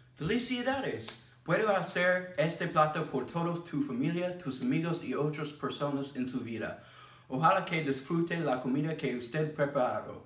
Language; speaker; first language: Spanish; non-native, learner; English